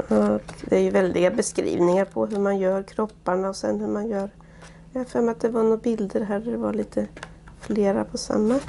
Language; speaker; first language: Swedish; native; Swedish